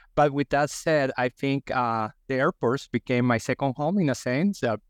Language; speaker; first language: English; non-native, fluent; Spanish